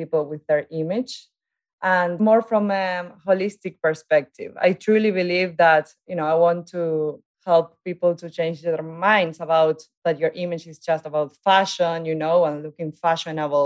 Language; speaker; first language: English; non-native, fluent; Spanish